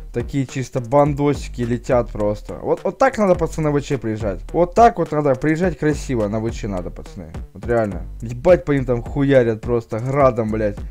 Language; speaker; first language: Russian; native; Russian